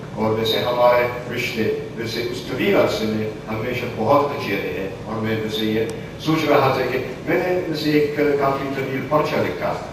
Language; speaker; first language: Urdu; non-native, fluent; English